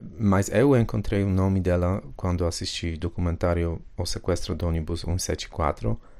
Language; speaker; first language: Portuguese; non-native, fluent; Polish